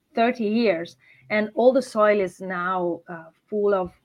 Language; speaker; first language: English; non-native, fluent; Italian